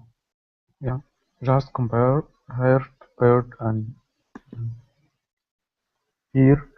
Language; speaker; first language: English; non-native, learner; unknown